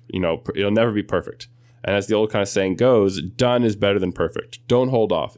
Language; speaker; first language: English; native; English